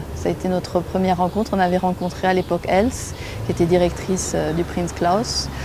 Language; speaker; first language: French; native; French